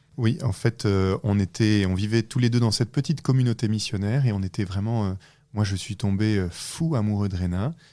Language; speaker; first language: French; native; French